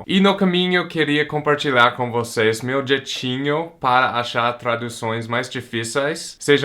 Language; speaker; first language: Portuguese; non-native, fluent; English